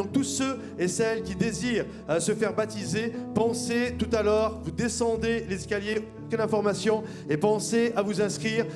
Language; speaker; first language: French; native; French